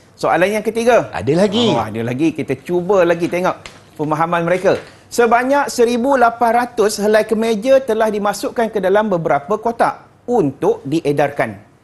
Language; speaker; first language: Malay; native; Malay